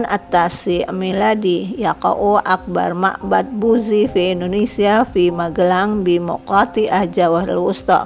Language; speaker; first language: Arabic; non-native, fluent; Indonesian